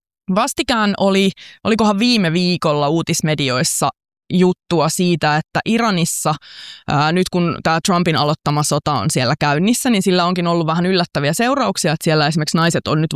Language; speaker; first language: Finnish; native; Finnish